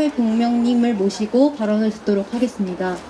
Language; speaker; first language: Korean; native; Korean